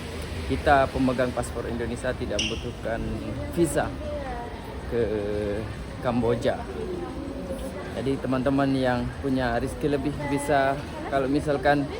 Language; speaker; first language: Indonesian; non-native, local second language; Sasak